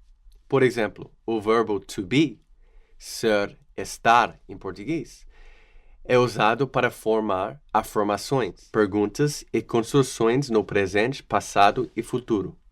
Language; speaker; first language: Portuguese; non-native, fluent; English